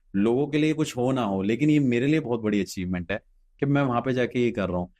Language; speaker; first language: Hindi; native; Hindi